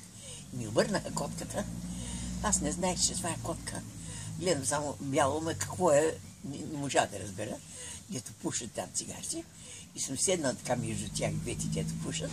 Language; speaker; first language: Bulgarian; native; Bulgarian